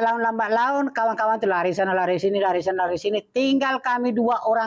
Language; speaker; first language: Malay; non-native, fluent; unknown